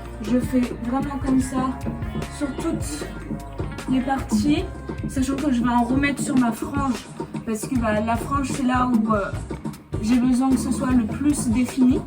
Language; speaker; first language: French; native; French